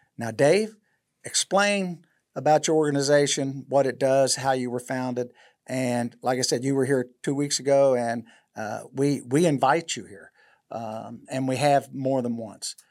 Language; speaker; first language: English; native; English